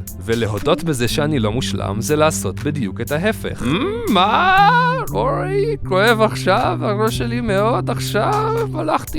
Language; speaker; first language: Hebrew; native; Hebrew